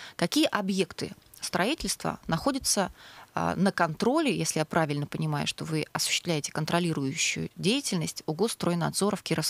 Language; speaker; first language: Russian; native; Russian